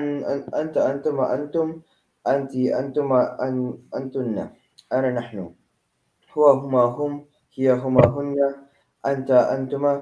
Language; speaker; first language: Arabic; non-native, learner; Filipino